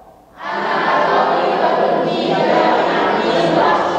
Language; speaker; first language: Arabic; non-native, learner; Indonesian